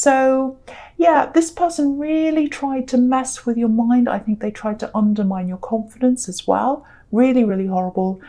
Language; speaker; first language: English; native; English